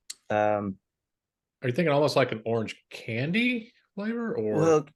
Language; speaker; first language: English; native; English